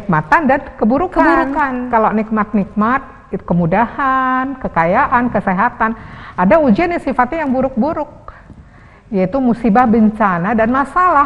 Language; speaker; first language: Indonesian; native; Indonesian